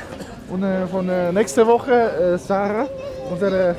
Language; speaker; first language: German; non-native, learner; Polish